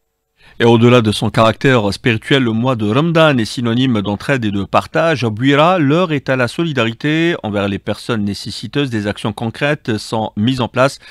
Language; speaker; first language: French; non-native, local second language; Arabic